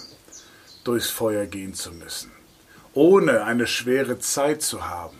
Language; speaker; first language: German; native; German